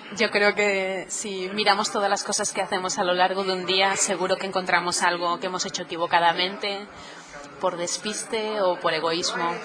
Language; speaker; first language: Spanish; native; Spanish